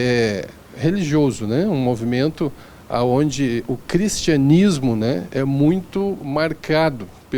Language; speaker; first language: Portuguese; native; Portuguese